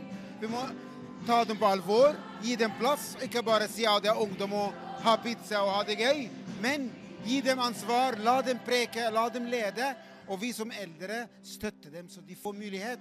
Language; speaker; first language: Swedish; non-native, fluent; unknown